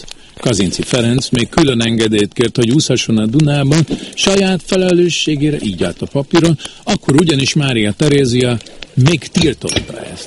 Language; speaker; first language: Hungarian; native; Hungarian